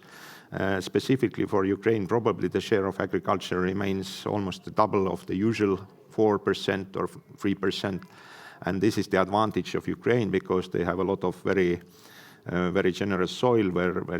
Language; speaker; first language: English; non-native, fluent; Estonian